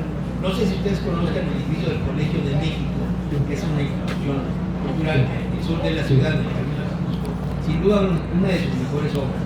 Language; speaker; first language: Spanish; native; Spanish